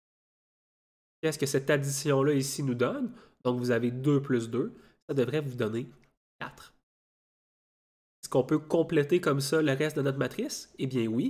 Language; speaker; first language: French; native; French